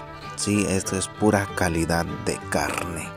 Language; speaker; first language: Spanish; native; Spanish